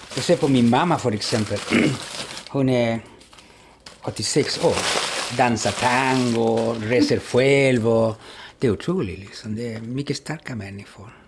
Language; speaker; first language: Swedish; non-native, fluent; Spanish